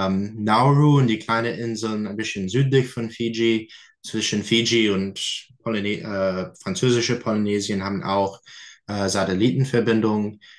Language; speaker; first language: German; non-native, fluent; English